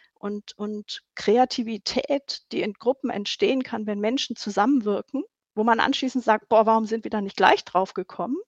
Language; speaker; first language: German; native; German